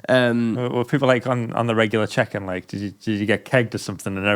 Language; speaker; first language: English; native; English